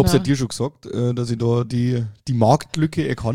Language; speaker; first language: German; native; German